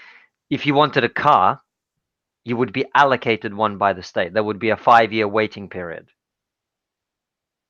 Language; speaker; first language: English; non-native, fluent; Russian